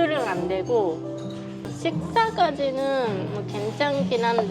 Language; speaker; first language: Korean; non-native, fluent; Japanese